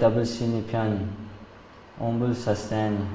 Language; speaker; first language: Russian; non-native, local second language; Tajik